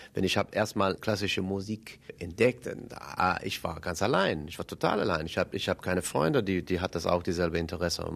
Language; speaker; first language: German; non-native, fluent; English